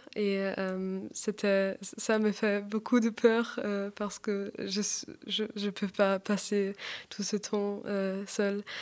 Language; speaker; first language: French; non-native, learner; German